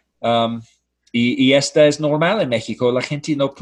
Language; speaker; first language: Spanish; non-native, fluent; English